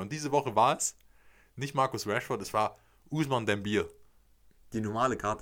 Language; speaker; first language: German; native; German